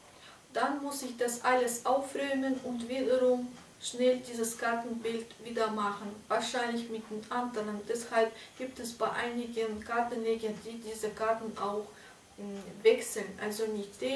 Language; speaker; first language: German; non-native, fluent; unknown